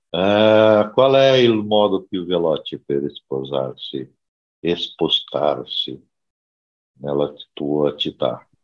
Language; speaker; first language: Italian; non-native, learner; Portuguese